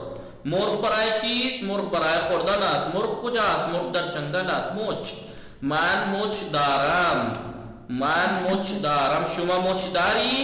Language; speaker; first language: Persian; non-native, fluent; Urdu